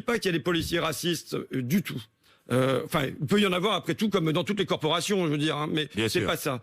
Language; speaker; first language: French; native; French